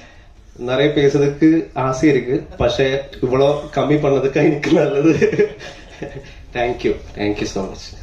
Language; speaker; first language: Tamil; non-native, learner; Malayalam